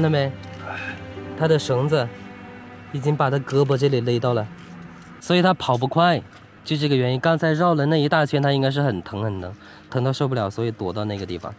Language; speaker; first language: Chinese; native; Chinese